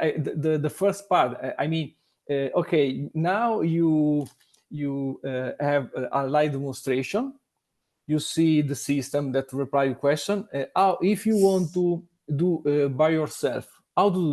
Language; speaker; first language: English; non-native, learner; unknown